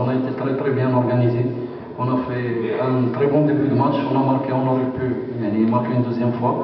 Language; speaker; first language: French; non-native, local second language; Arabic